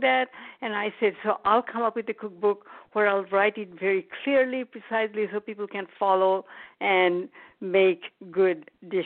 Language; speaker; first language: English; non-native, local second language; Bangla